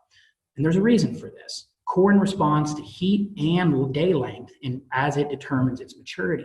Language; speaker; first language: English; native; English